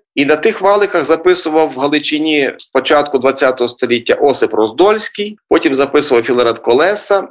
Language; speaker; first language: Ukrainian; native; Ukrainian